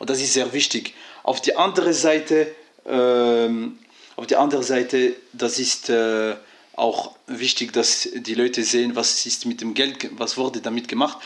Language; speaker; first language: German; non-native, fluent; French